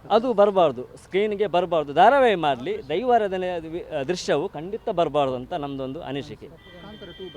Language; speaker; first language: Kannada; non-native, local second language; Tulu